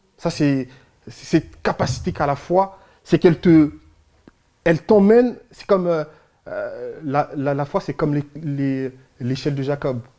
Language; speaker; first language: French; early bilingual, other home language; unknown